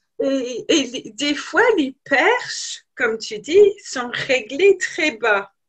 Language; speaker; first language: French; non-native, fluent; English